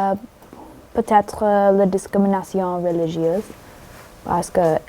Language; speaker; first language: French; non-native, learner; English